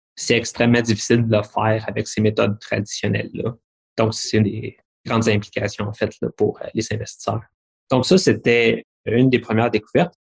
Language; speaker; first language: French; native; French